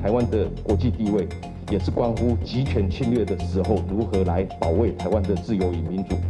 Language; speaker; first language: Chinese; native; Chinese